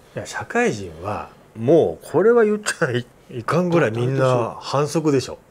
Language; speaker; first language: Japanese; native; Japanese